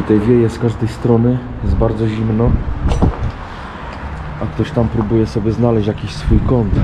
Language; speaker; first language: Polish; native; Polish